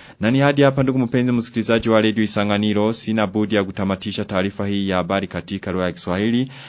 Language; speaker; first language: Swahili; non-native, local second language; Rundi